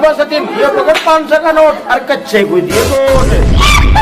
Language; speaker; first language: Hindi; native; Hindi